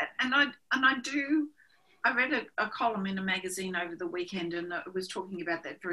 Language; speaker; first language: English; native; English